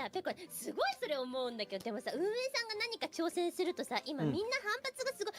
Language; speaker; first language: Japanese; native; Japanese